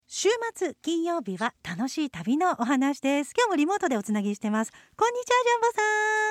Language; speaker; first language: Japanese; native; Japanese